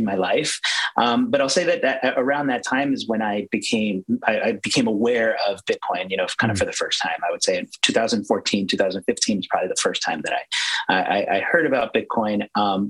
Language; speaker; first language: English; native; English